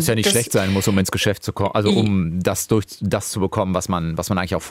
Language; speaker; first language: German; native; German